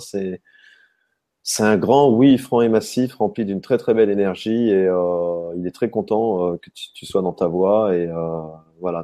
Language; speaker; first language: French; native; French